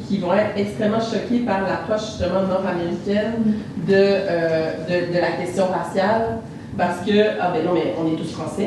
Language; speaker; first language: French; native; French